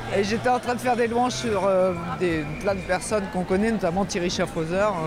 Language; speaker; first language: French; native; French